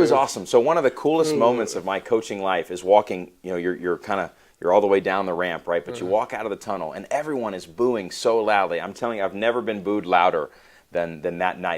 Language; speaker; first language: English; native; English